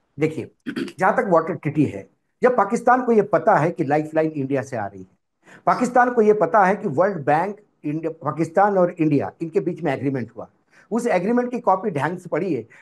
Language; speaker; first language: Hindi; non-native, local second language; Marathi